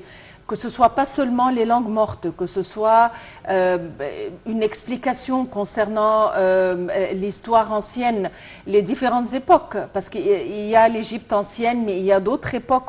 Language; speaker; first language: French; non-native, fluent; Arabic